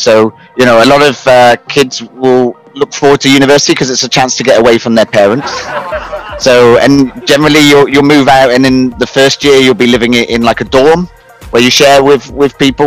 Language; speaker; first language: English; native; English